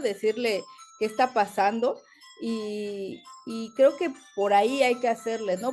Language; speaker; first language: Spanish; native; Spanish